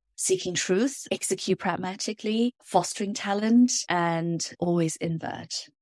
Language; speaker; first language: English; non-native, local second language; Chinese